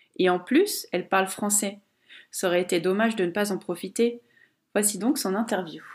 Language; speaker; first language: French; native; French